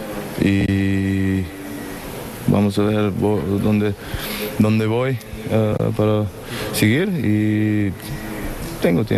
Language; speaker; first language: Spanish; non-native, fluent; German